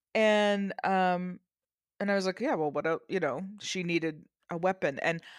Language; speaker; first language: English; native; English